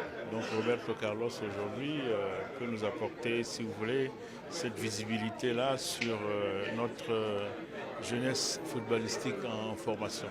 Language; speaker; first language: French; native; French